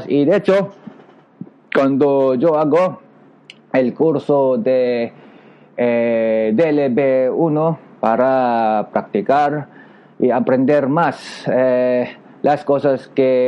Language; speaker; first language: Spanish; non-native, learner; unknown